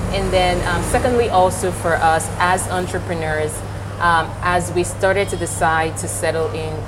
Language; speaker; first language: English; non-native, local second language; Yoruba